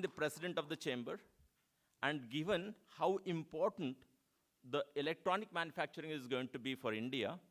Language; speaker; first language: English; non-native, local second language; Marathi